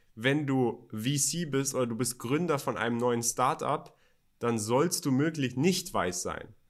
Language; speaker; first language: German; native; German